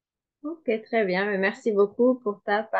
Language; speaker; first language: French; non-native, fluent; Spanish